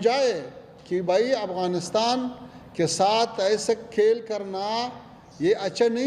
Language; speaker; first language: Hindi; non-native, fluent; Pashto